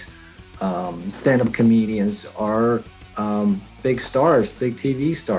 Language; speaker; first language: English; non-native, fluent; Chinese